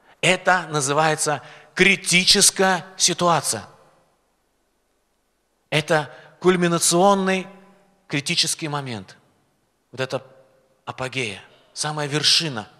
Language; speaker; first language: Russian; native; Russian